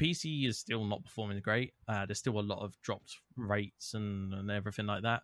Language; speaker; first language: English; native; English